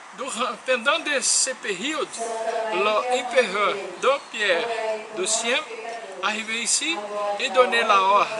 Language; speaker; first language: French; non-native, learner; Portuguese